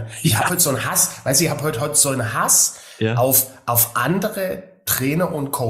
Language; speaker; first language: German; native; German